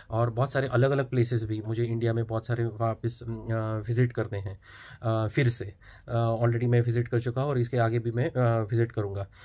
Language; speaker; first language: Hindi; non-native, local second language; Marathi